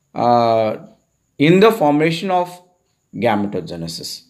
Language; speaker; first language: English; non-native, local second language; Tamil